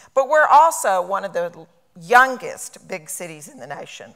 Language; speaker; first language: English; native; English